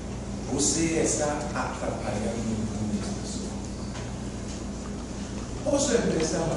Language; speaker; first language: Portuguese; non-native, fluent; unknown